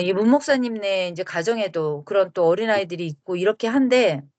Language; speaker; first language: Korean; native; Korean